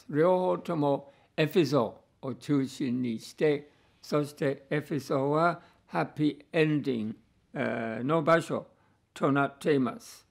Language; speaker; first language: Japanese; non-native, fluent; English